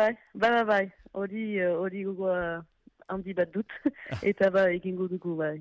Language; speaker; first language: Basque; non-native, local second language; French